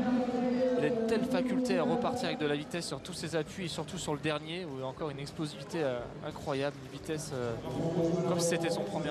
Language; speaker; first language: French; native; French